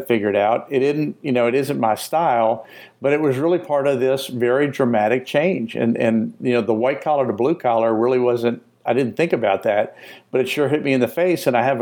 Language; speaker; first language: English; native; English